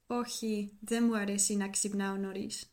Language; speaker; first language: Greek; non-native, learner; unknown